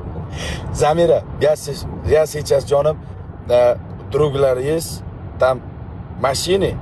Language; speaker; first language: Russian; non-native, learner; Uzbek